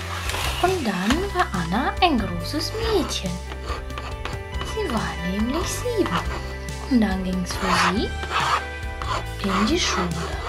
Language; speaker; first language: German; early bilingual, other home language; Russian